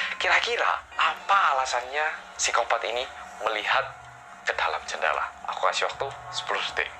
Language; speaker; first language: Indonesian; non-native, fluent; Korean